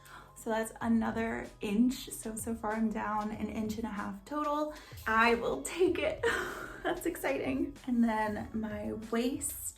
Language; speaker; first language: English; native; English